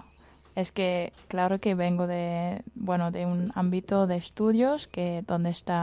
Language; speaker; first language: Spanish; non-native, fluent; German